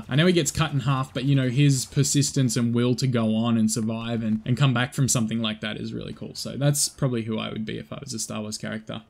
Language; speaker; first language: English; native; English